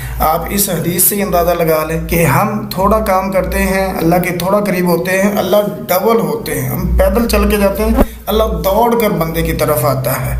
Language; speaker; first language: Urdu; non-native, local second language; Punjabi